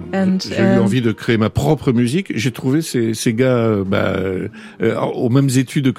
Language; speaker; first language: French; native; French